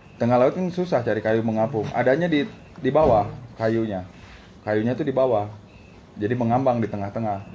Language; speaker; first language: Indonesian; native; Indonesian